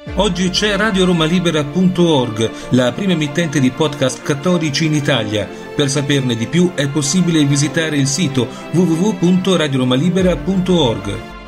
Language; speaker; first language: Italian; native; Italian